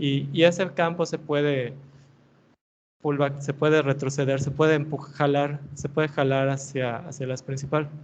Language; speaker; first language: Spanish; native; Spanish